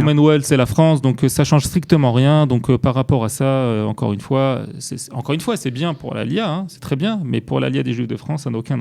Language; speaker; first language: French; native; French